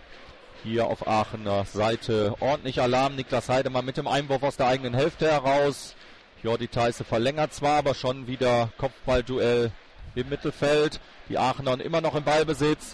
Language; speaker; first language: German; native; German